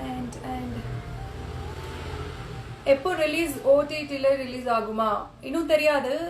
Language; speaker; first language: Tamil; non-native, local second language; Kannada